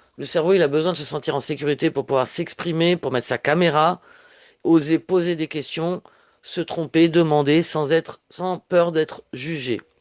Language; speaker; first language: French; native; French